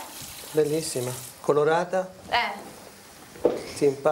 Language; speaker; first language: Italian; native; Italian